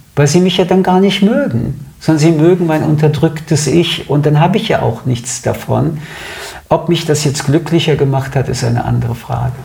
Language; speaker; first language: German; early bilingual, other home language; French